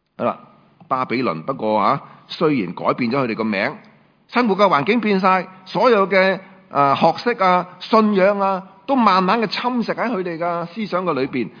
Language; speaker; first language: Chinese; non-native, local second language; Cantonese